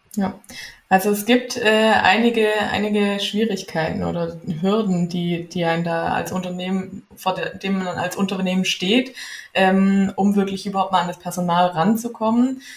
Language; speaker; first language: German; native; German